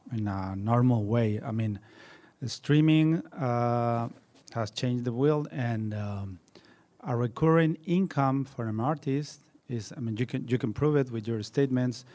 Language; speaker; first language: English; non-native, fluent; Spanish